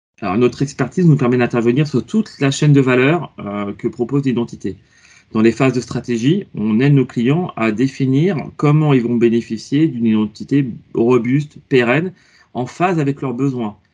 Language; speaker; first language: French; native; French